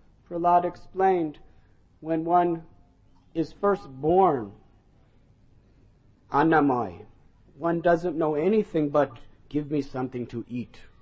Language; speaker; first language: English; native; English